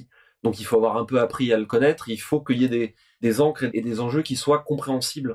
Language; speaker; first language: French; native; French